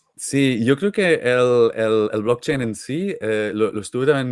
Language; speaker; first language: Spanish; non-native, fluent; Dutch